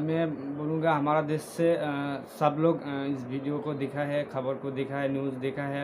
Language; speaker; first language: Hindi; non-native, learner; Bangla